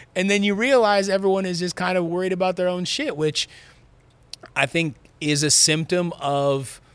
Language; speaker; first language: English; native; English